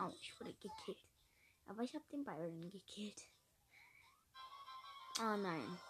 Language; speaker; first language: German; native; German